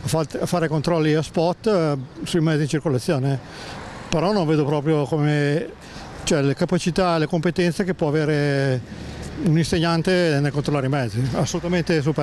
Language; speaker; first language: Italian; native; Italian